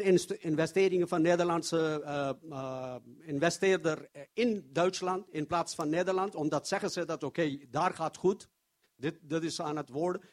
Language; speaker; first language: Dutch; non-native, learner; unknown